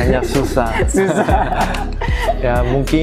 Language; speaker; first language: Indonesian; non-native, learner; Korean